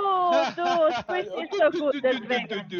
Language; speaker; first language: German; non-native, learner; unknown